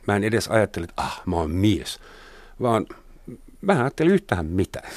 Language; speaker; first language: Finnish; non-native, fluent; German